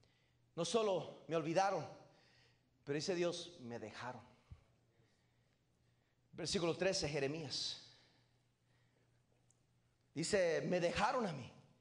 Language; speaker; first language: Spanish; native; Spanish